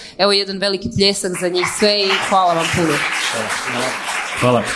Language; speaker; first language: Croatian; native; Croatian